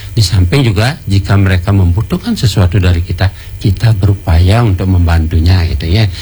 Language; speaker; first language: Malay; non-native, local second language; Balinese